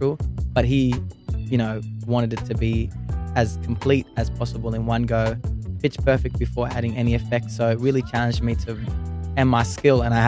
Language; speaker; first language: English; native; English